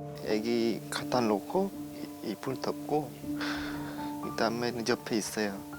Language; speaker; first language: Korean; non-native, learner; Vietnamese